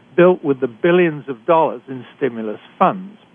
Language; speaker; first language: English; native; English